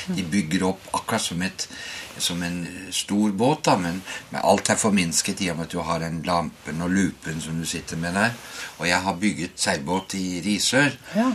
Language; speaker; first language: Norwegian; native; Norwegian